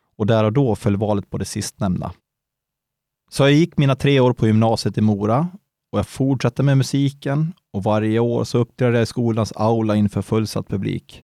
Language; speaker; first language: Swedish; native; Swedish